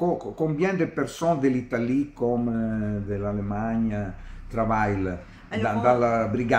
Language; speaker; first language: French; non-native, learner; Italian